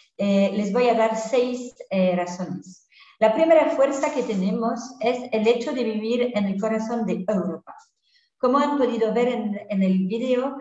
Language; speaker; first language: Spanish; non-native, fluent; French